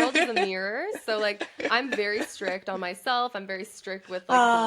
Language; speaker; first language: English; native; English